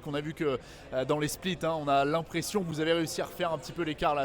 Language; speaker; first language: French; native; French